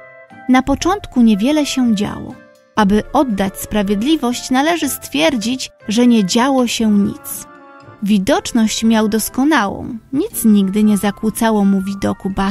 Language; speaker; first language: Polish; native; Polish